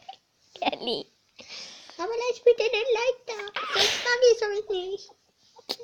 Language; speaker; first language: German; early bilingual, other home language; Hungarian